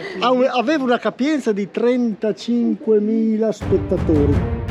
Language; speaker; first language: Italian; native; Italian